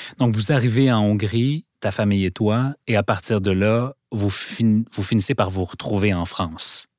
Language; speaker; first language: French; native; French